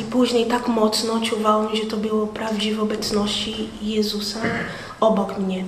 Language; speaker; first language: Polish; non-native, learner; Portuguese